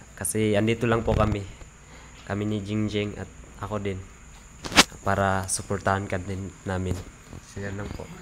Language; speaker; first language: Filipino; non-native, local second language; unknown